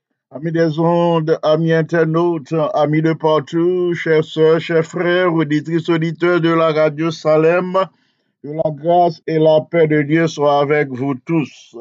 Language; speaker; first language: French; non-native, local second language; Haitian Creole